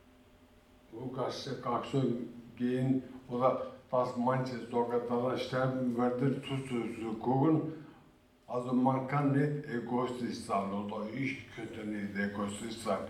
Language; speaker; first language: German; early bilingual, other home language; Turkish